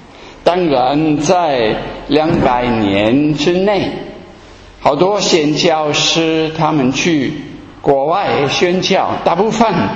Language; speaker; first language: Chinese; non-native, fluent; German